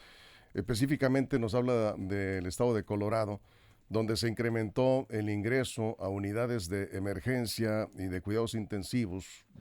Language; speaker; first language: Spanish; native; Spanish